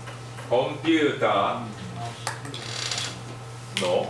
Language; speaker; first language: English; non-native, fluent; Japanese